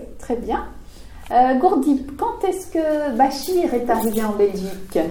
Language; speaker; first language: French; native; French